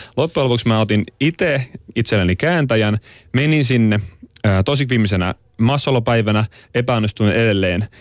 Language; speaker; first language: Finnish; native; Finnish